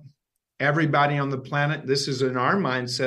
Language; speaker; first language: English; native; English